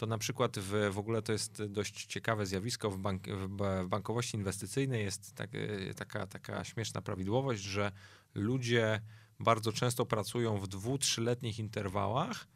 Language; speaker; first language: Polish; native; Polish